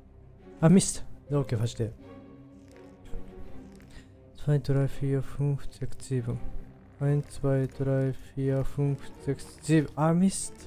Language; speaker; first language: German; non-native, learner; Japanese